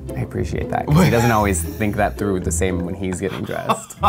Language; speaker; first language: English; native; English